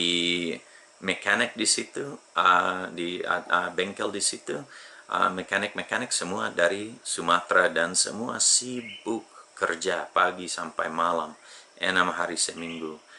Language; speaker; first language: Indonesian; non-native, fluent; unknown